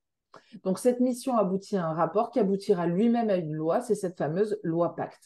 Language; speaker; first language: French; native; French